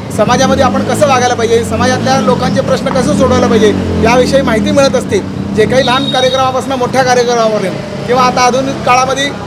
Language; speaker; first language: Marathi; non-native, local second language; Telugu